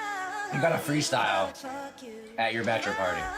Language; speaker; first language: English; native; English